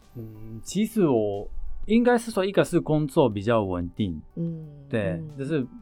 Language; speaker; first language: Chinese; non-native, fluent; Japanese